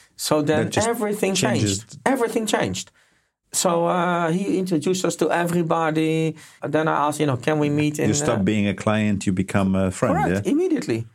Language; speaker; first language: English; non-native, fluent; Polish